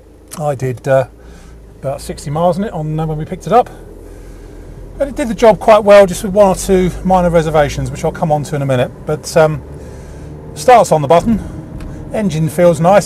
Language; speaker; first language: English; native; English